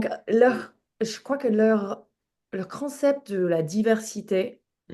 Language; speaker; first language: French; non-native, fluent; English